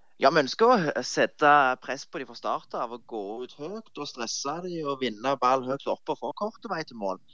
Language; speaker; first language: Norwegian; native; Norwegian